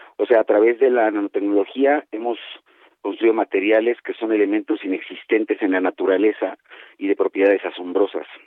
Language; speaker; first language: Spanish; native; Spanish